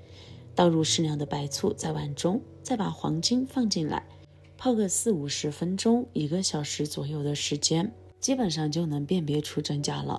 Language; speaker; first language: Chinese; native; Chinese